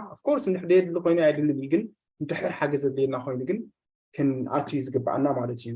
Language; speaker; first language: Tigrinya; native; Tigrinya